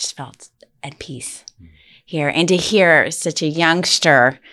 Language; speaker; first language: English; native; English